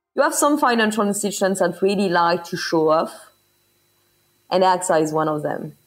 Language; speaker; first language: English; non-native, fluent; French